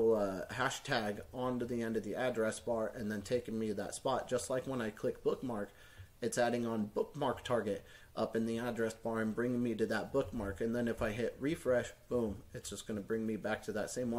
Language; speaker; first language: English; native; English